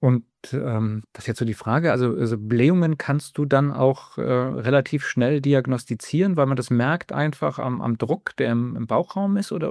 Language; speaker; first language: German; native; German